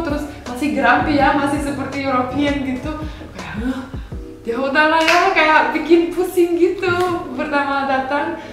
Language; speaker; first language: Indonesian; non-native, fluent; Romanian